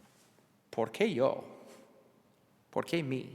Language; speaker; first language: Spanish; non-native, learner; English